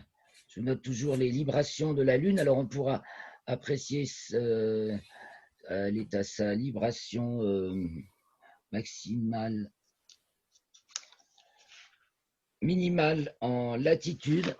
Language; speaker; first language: French; native; French